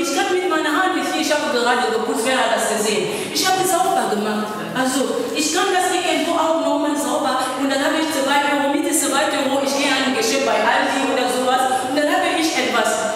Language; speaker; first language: German; non-native, learner; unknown